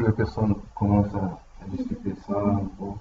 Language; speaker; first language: French; non-native, learner; Portuguese